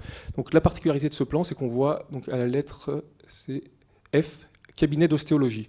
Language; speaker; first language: French; native; French